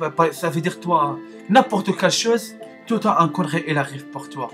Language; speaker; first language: French; non-native, learner; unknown